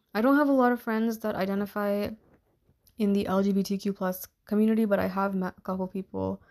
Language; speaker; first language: English; early bilingual, other home language; Hindi